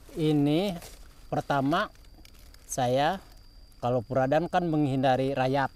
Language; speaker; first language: Indonesian; non-native, local second language; Javanese